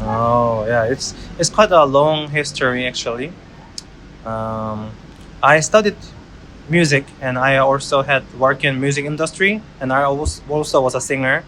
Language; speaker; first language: English; non-native, learner; Korean